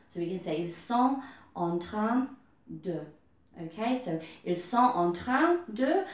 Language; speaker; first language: French; non-native, fluent; English